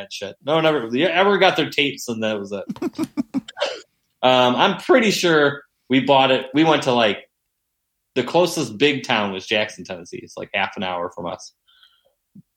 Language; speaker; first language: English; native; English